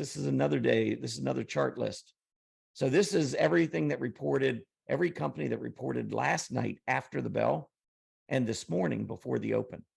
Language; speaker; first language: English; native; English